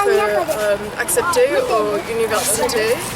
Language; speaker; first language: French; early bilingual, heritage; Chinese